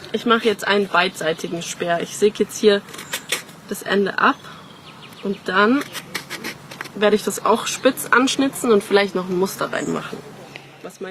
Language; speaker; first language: German; native; German